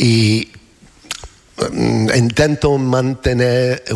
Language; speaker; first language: Spanish; non-native, learner; English